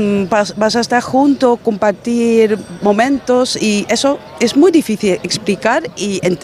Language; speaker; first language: Spanish; non-native, fluent; Dutch